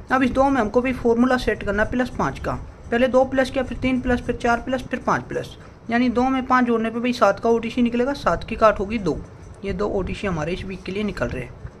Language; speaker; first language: Hindi; native; Hindi